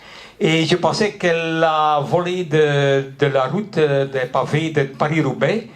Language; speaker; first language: French; non-native, local second language; Dutch